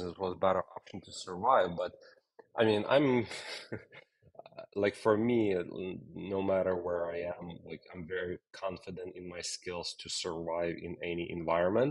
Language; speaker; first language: English; non-native, fluent; Ukrainian